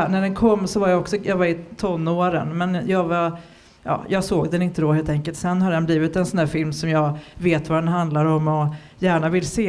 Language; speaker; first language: Swedish; native; Swedish